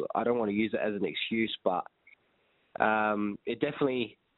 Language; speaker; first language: English; native; English